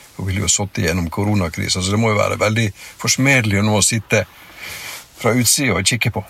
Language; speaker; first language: Norwegian; native; Norwegian